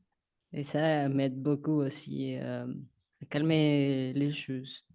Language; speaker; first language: French; non-native, learner; Spanish